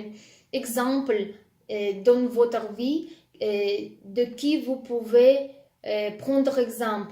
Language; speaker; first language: French; non-native, fluent; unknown